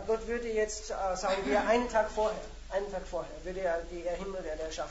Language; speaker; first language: German; native; German